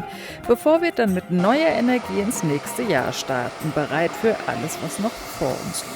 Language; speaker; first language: German; native; German